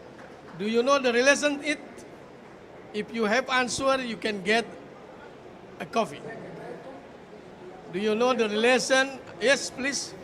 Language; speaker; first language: English; non-native, fluent; Indonesian